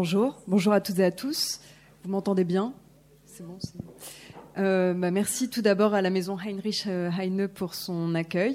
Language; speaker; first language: French; native; French